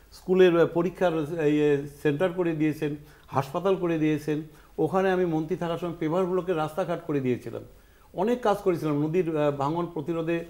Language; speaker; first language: Bangla; native; Bangla